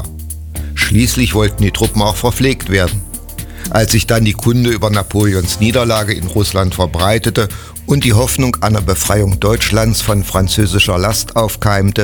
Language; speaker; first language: German; native; German